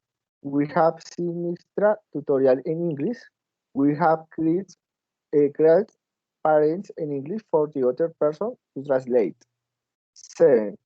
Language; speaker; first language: English; non-native, learner; Spanish